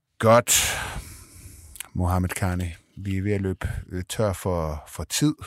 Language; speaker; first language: Danish; native; Danish